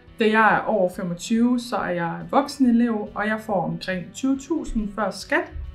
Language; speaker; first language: Danish; native; Danish